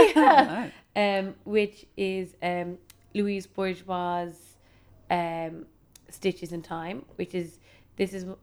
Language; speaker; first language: English; native; English